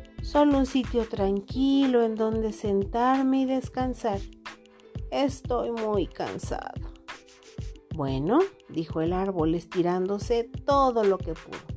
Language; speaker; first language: Spanish; non-native, fluent; Portuguese